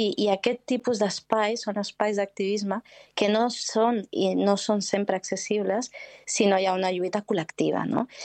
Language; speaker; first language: Catalan; early bilingual, heritage; Catalan